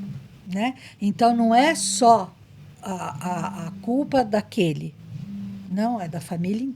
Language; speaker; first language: Portuguese; native; Portuguese